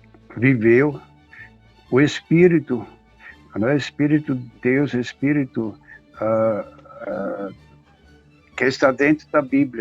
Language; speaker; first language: Portuguese; non-native, fluent; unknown